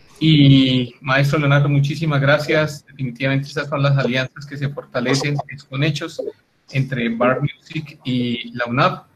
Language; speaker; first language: Spanish; native; Spanish